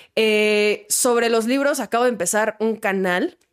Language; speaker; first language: Spanish; native; Spanish